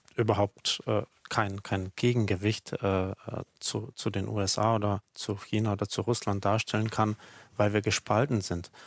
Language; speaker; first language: German; non-native, fluent; Czech